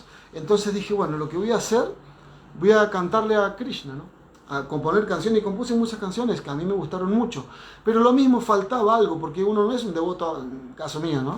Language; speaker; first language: Spanish; native; Spanish